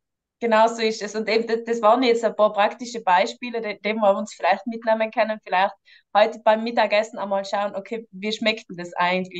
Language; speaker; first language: German; native; German